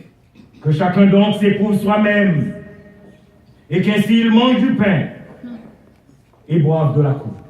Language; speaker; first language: French; non-native, local second language; Haitian Creole